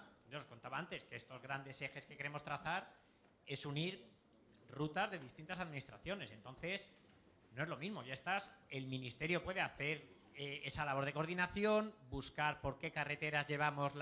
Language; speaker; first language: Spanish; native; Spanish